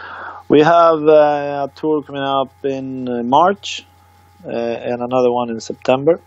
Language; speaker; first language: English; non-native, fluent; Swedish